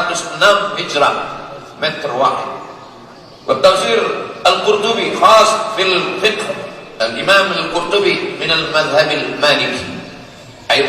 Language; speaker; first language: Arabic; non-native, fluent; Indonesian